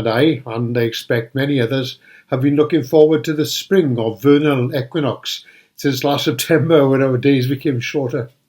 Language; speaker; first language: English; native; English